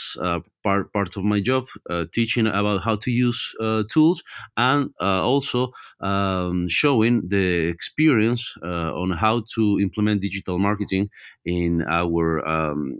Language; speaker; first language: English; non-native, fluent; Spanish